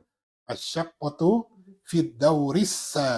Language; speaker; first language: Arabic; non-native, fluent; Indonesian